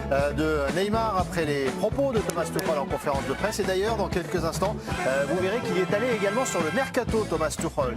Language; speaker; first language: French; native; French